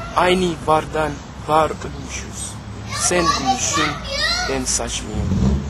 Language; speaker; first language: Turkish; non-native, fluent; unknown